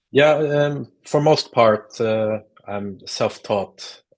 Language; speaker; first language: English; non-native, fluent; Swedish